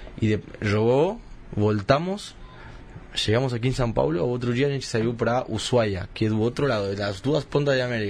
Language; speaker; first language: Portuguese; early bilingual, heritage; Spanish